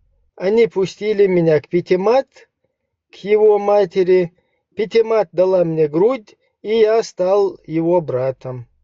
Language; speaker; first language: Russian; native; Russian